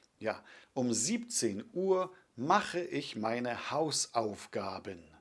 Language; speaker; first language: German; non-native, fluent; Polish